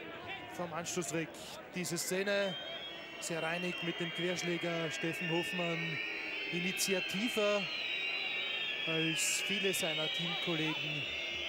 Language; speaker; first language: German; native; German